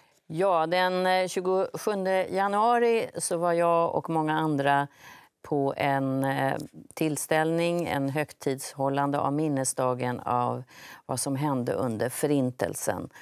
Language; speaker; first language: Swedish; native; Swedish